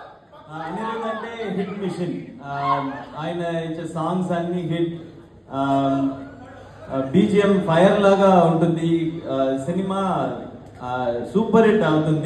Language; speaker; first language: Telugu; non-native, learner; Tamil